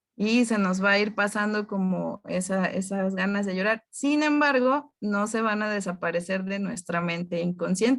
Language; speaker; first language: Spanish; native; Spanish